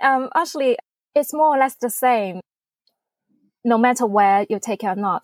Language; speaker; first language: English; non-native, fluent; Chinese